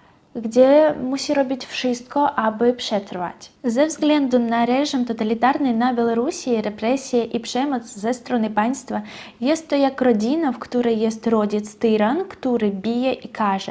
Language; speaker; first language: Polish; non-native, fluent; Russian